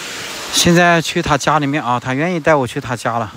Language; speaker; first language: Chinese; native; Chinese